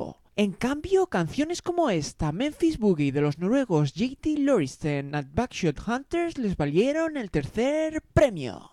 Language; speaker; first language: Spanish; native; Spanish